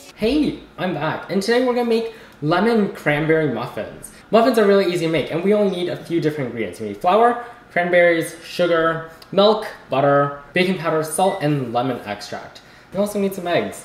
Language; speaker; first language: English; native; English